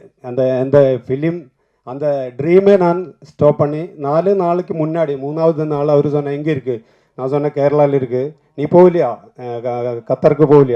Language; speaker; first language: Tamil; non-native, learner; Malayalam